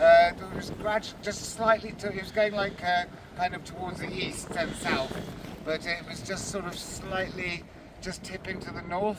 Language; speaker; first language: English; native; English